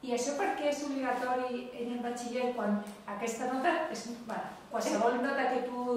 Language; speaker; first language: Catalan; non-native, local second language; Spanish